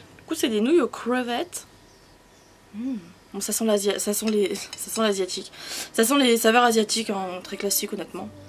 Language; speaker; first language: French; early bilingual, other home language; Spanish